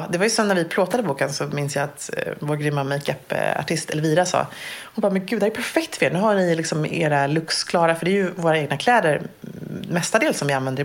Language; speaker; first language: Swedish; native; Swedish